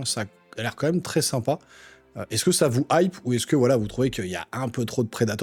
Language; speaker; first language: French; native; French